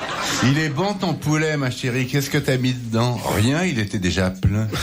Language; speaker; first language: French; native; French